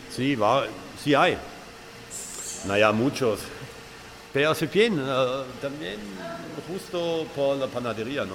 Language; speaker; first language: Spanish; non-native, fluent; German